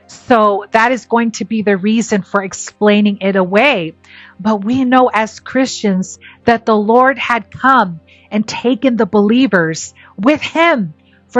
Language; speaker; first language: English; native; English